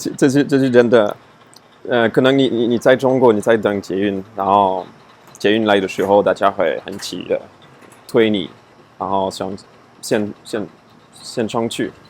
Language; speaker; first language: Chinese; non-native, fluent; French